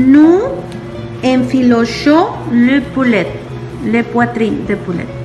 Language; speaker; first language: French; non-native, learner; Spanish